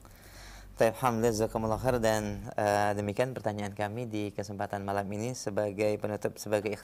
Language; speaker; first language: Indonesian; native; Indonesian